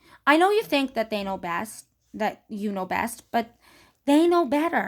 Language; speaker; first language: English; native; English